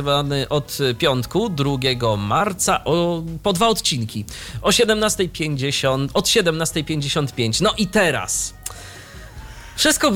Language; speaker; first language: Polish; native; Polish